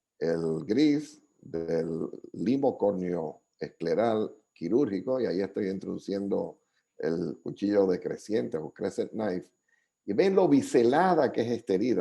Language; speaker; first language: Spanish; native; Spanish